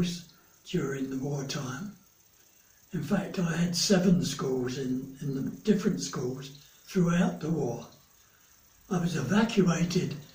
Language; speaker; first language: English; native; English